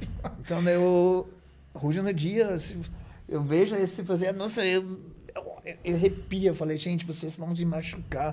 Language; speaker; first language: Portuguese; non-native, fluent; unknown